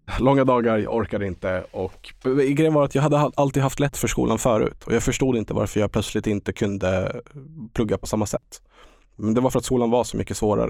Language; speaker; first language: Swedish; early bilingual, other home language; Estonian